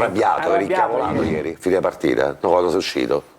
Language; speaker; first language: Italian; native; Italian